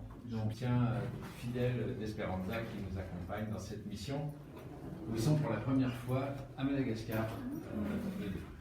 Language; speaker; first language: French; native; French